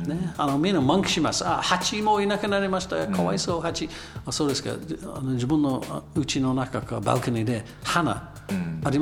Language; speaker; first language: Japanese; non-native, learner; English